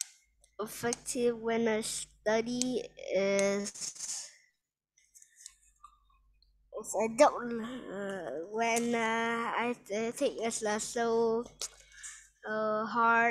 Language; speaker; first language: English; non-native, learner; Vietnamese